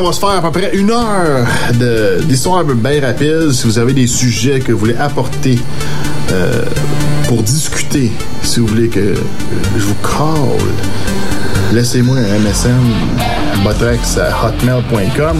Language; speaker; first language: French; native; French